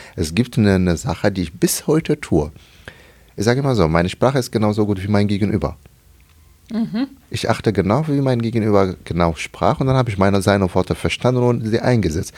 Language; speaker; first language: German; non-native, fluent; Arabic